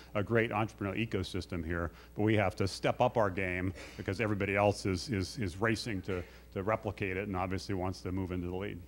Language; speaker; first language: English; native; English